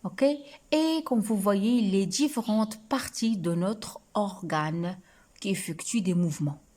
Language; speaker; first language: French; non-native, local second language; Arabic